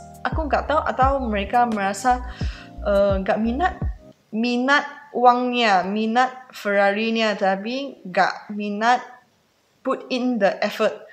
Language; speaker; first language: Indonesian; non-native, fluent; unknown